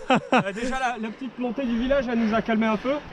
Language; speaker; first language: French; native; French